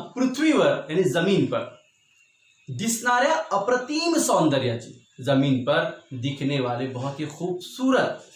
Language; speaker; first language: Hindi; non-native, local second language; Marathi